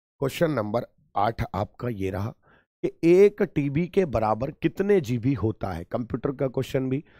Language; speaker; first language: Hindi; native; Hindi